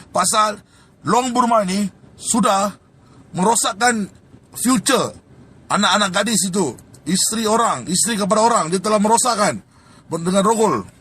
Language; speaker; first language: Malay; non-native, local second language; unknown